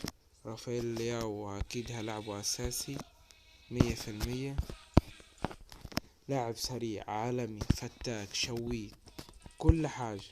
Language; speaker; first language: Arabic; native; Arabic